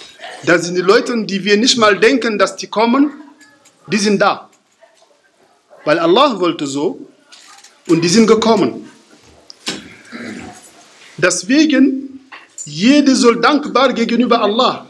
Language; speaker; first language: German; non-native, fluent; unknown